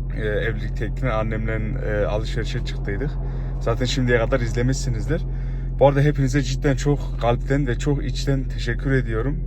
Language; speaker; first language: Turkish; early bilingual, heritage; Turkish